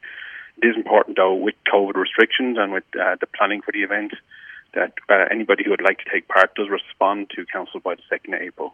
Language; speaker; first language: English; native; English